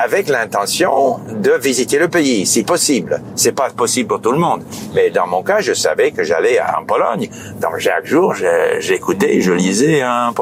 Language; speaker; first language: French; non-native, fluent; English